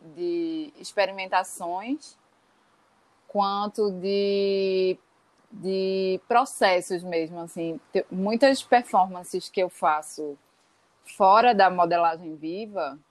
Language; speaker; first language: Portuguese; native; Portuguese